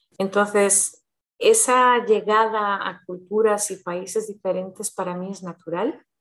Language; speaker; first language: Spanish; early bilingual, heritage; Spanish